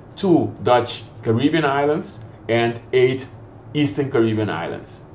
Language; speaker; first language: English; non-native, fluent; Papiamento